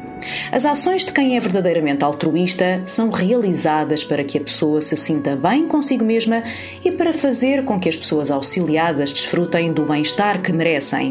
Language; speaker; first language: Portuguese; native; Portuguese